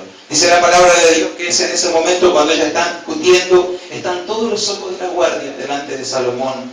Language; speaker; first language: Spanish; native; Spanish